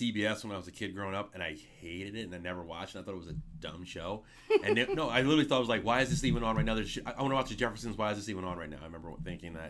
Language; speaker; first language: English; native; English